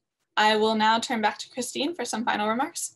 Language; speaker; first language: English; native; English